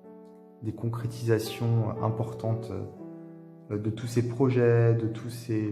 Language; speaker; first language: French; native; French